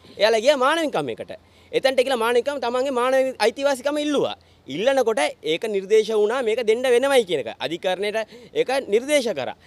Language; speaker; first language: Sinhala; native; Sinhala